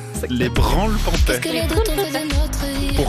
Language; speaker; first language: French; native; French